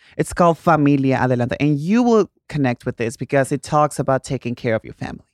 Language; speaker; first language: English; non-native, fluent; Spanish